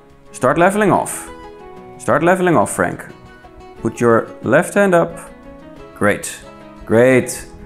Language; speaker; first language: English; non-native, fluent; Dutch